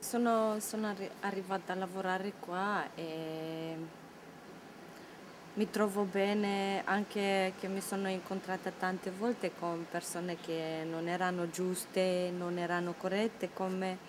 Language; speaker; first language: Italian; non-native, learner; Romanian